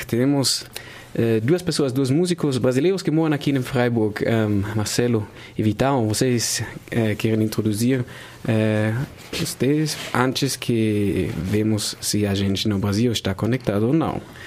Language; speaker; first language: Portuguese; non-native, fluent; German